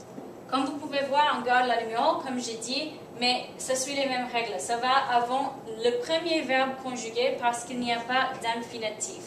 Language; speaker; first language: French; non-native, fluent; English